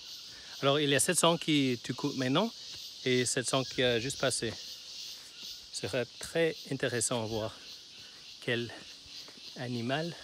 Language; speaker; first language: French; non-native, learner; Chinese